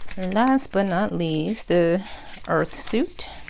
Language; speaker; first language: English; native; English